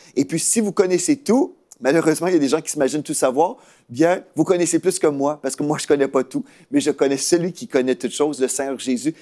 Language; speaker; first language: French; native; French